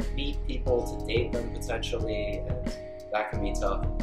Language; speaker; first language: English; native; English